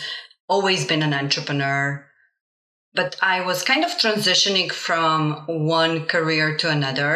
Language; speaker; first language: English; non-native, fluent; Slovenian